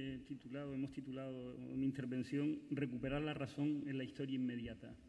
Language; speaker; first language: Spanish; native; Spanish